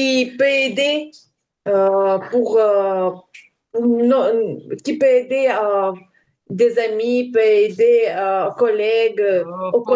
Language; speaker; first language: French; non-native, learner; Ukrainian